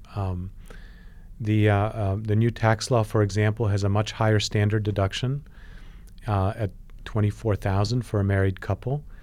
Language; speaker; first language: English; non-native, fluent; Polish